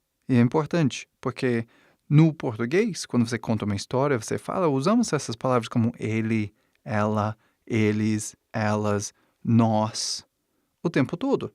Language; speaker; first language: Portuguese; non-native, fluent; English